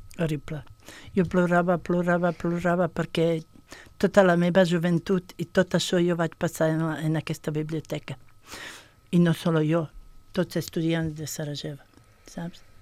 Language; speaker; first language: Catalan; non-native, fluent; Bosnian